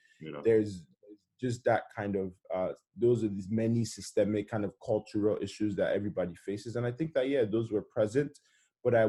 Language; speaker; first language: English; non-native, local second language; Yoruba